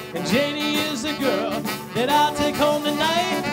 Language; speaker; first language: English; native; English